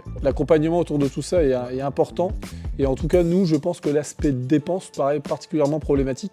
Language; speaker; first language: French; native; French